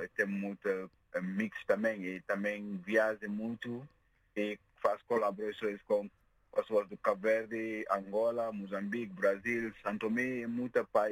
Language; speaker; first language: Portuguese; non-native, learner; Mandingo